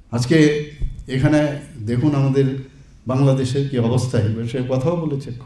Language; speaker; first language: Bangla; native; Bangla